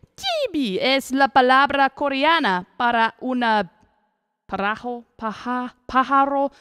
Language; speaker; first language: Spanish; non-native, learner; English